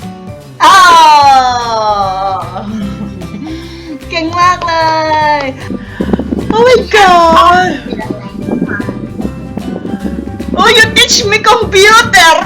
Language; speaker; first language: English; non-native, learner; Thai